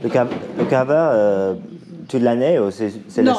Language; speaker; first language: French; non-native, learner; English